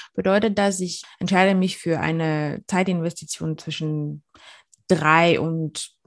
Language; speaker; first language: German; non-native, fluent; Bulgarian